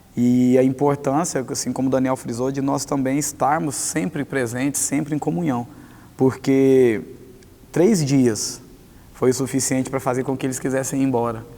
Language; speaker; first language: Portuguese; native; Portuguese